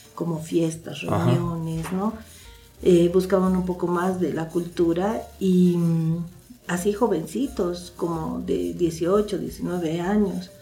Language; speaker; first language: Spanish; native; Spanish